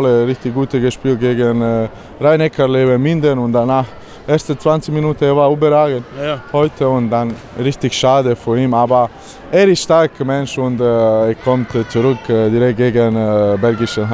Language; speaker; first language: German; non-native, learner; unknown